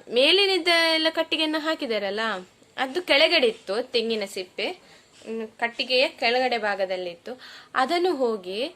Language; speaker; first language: Kannada; non-native, local second language; Tulu